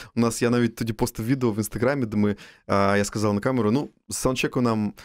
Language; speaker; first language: Ukrainian; native; Ukrainian